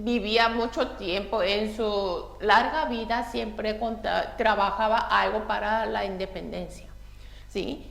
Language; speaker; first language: Spanish; non-native, fluent; Korean